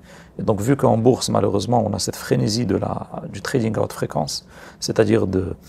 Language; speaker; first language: French; non-native, local second language; Arabic